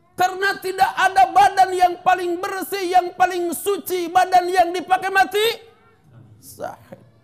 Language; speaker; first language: Indonesian; non-native, local second language; Sundanese